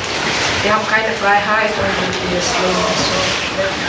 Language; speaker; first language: German; non-native, learner; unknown